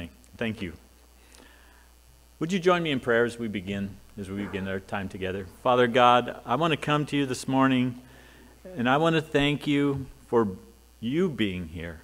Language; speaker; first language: English; native; English